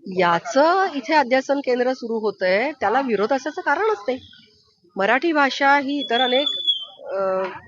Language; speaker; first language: Marathi; native; Marathi